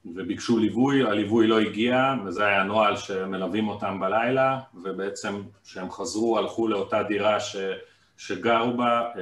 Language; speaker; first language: Hebrew; non-native, fluent; Hungarian